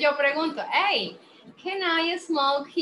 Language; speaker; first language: English; non-native, fluent; Spanish